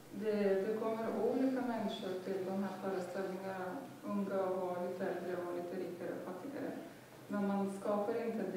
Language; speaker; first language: Swedish; non-native, fluent; Lithuanian